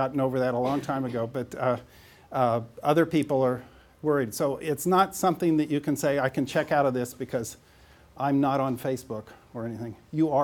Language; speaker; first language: English; native; English